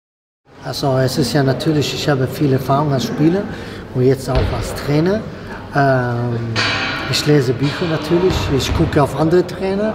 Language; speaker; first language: German; non-native, fluent; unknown